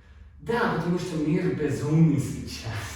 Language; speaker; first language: Russian; non-native, learner; English